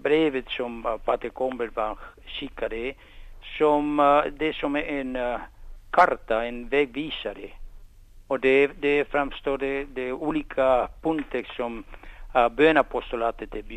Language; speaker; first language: Swedish; non-native, fluent; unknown